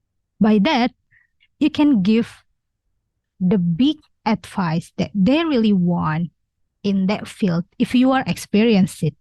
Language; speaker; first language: English; non-native, learner; Indonesian